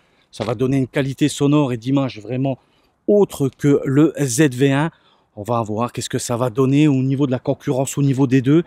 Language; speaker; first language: French; native; French